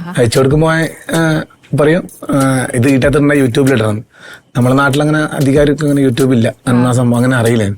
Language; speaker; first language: Malayalam; native; Malayalam